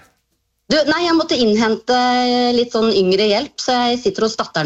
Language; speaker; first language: Norwegian; native; Norwegian